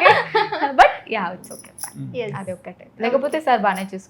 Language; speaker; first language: Telugu; non-native, fluent; Odia